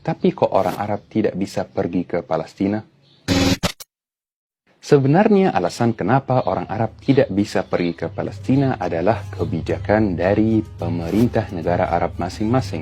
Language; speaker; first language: Indonesian; non-native, fluent; Arabic